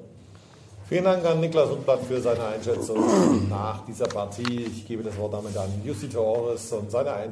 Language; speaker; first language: German; native; German